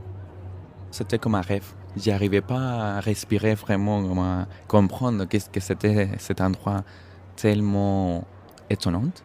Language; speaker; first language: French; non-native, fluent; Spanish